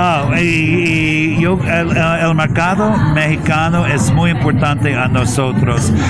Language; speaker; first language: Spanish; non-native, learner; English